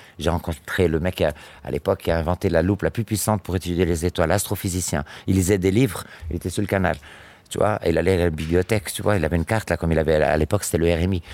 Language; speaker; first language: French; native; French